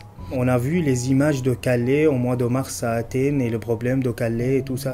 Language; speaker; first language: French; non-native, fluent; Arabic